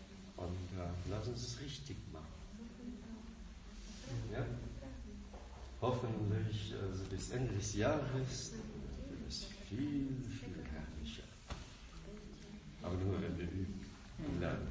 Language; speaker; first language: German; non-native, fluent; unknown